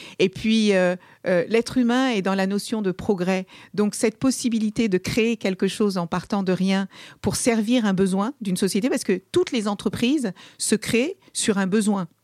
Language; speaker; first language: French; early bilingual, other home language; Kabuverdianu